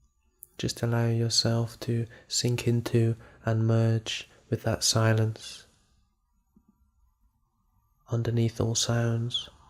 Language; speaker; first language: English; native; English